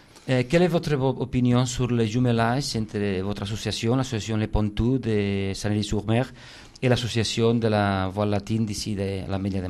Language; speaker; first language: French; non-native, fluent; Catalan